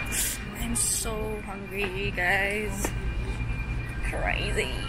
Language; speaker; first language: English; non-native, fluent; Indonesian